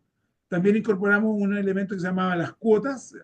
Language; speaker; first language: Spanish; native; Spanish